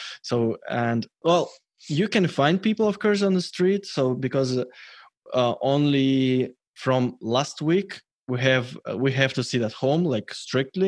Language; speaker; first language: English; non-native, fluent; Russian